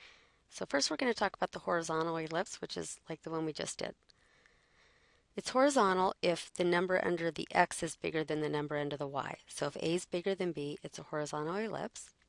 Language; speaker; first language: English; native; English